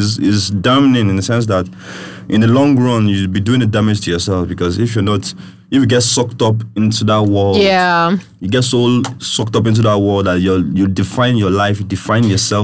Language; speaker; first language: English; non-native, local second language; Yoruba